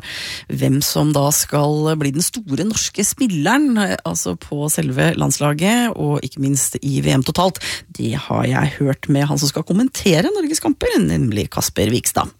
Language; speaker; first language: Norwegian; native; Norwegian